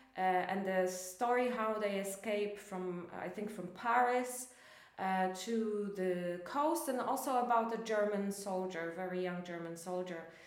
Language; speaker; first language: English; non-native, fluent; Polish